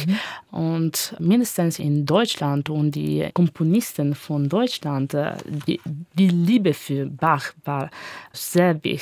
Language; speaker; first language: German; non-native, learner; Italian